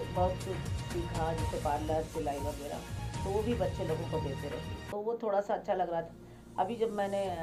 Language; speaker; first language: Hindi; native; Hindi